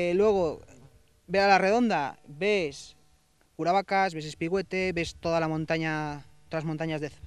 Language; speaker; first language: Spanish; native; Spanish